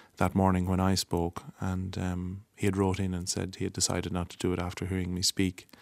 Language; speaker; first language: English; native; English